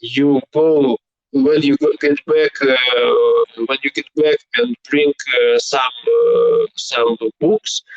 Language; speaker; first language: English; non-native, learner; Belarusian